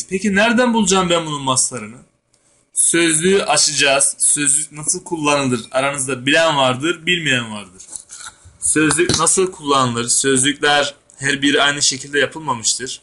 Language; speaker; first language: Turkish; native; Turkish